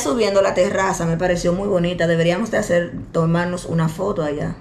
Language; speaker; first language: Spanish; native; Spanish